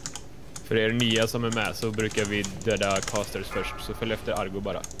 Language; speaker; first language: Swedish; native; Swedish